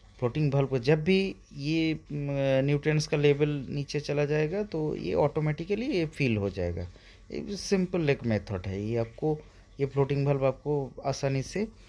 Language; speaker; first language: Hindi; non-native, local second language; Bangla